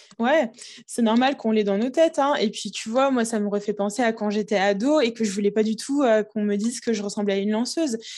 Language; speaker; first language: French; early bilingual, other home language; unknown